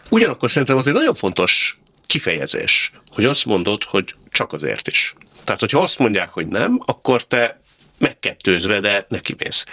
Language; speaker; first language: Hungarian; native; Hungarian